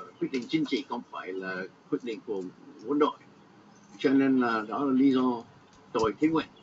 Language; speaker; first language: Vietnamese; non-native, fluent; English